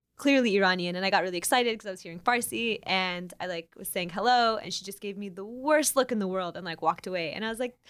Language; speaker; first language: English; native; English